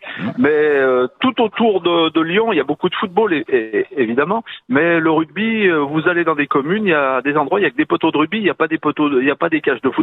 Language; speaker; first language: French; native; French